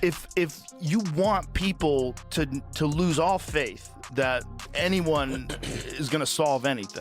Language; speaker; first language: English; native; English